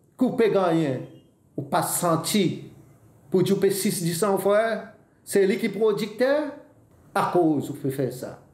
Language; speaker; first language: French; non-native, local second language; Seselwa Creole French